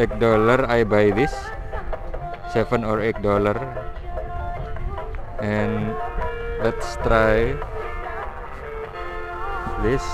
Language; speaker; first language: English; non-native, learner; Indonesian